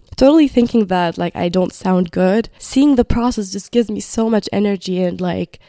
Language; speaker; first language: English; non-native, fluent; Arabic